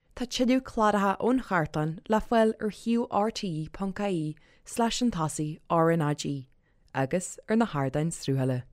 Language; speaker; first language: Irish; native; Irish